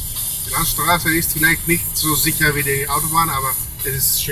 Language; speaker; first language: German; non-native, learner; Greek